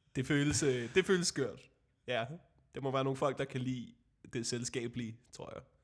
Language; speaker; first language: Danish; native; Danish